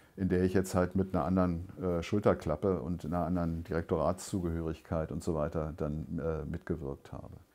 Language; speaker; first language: German; native; German